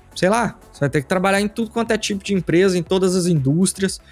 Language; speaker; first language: Portuguese; native; Portuguese